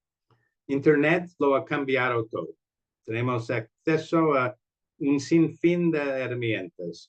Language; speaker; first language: Spanish; non-native, fluent; English